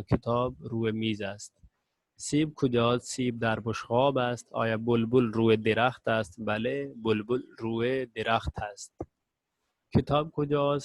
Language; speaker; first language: Persian; non-native, fluent; Urdu